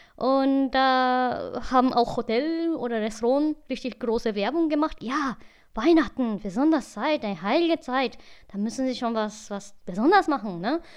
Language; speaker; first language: German; non-native, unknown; Japanese